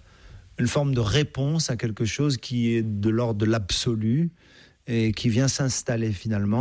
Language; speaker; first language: French; native; French